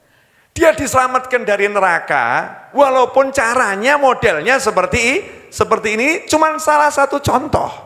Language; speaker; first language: Indonesian; non-native, local second language; Javanese